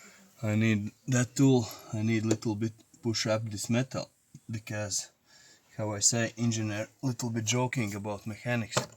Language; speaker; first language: English; non-native, learner; Latvian